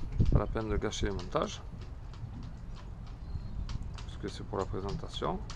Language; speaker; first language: French; native; French